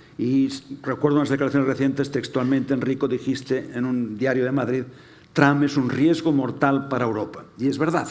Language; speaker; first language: Spanish; native; Spanish